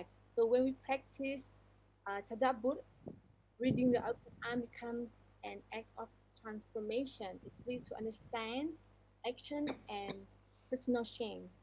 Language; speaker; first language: English; non-native, learner; Malay